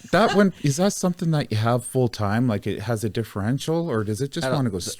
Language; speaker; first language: English; native; English